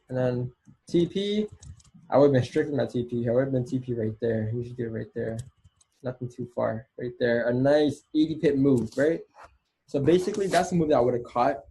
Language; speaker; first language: English; native; English